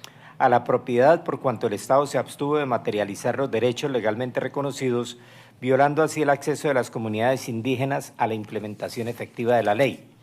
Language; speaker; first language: Spanish; native; Spanish